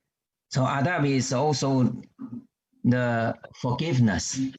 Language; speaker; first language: English; non-native, learner; Chinese